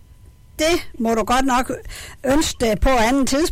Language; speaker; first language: Danish; native; Danish